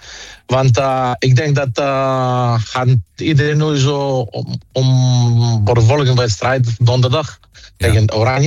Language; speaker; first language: Dutch; non-native, fluent; Greek